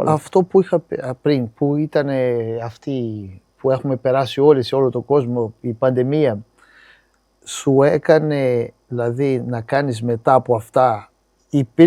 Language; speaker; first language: Greek; non-native, fluent; Portuguese